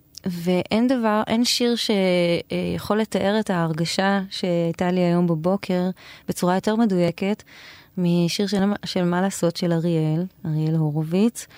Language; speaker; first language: Hebrew; native; Hebrew